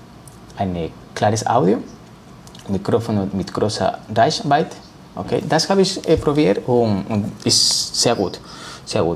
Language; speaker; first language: German; non-native, learner; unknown